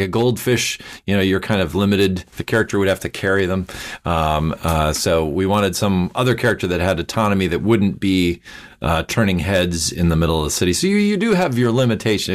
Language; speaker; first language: English; native; English